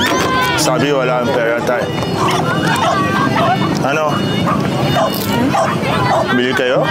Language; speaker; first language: Filipino; non-native, learner; Arabic